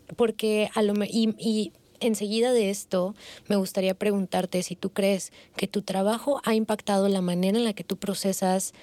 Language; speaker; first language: Spanish; native; Spanish